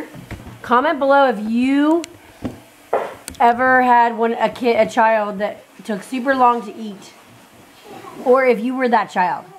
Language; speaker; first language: English; native; English